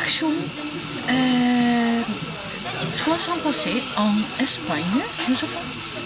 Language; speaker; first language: French; non-native, learner; Dutch